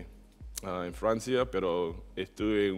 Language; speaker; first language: Spanish; non-native, learner; English